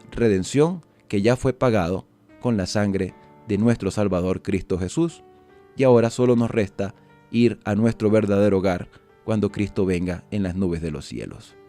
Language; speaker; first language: Spanish; native; Spanish